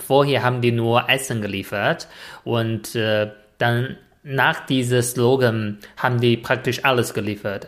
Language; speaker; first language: German; non-native, fluent; Chinese